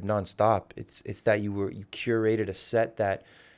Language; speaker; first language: English; native; English